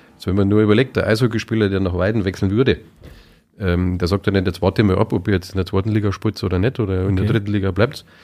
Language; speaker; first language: German; native; German